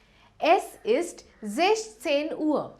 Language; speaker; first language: German; non-native, fluent; Hindi